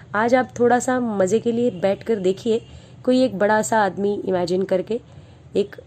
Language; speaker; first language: Hindi; non-native, local second language; Marathi